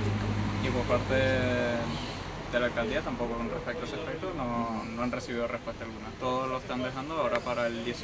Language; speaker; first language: Spanish; native; Spanish